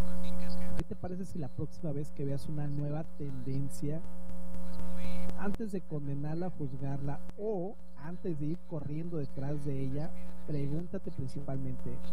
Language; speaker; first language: Spanish; native; Spanish